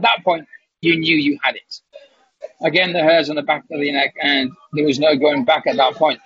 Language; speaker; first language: English; native; English